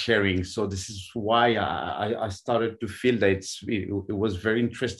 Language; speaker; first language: English; non-native, fluent; French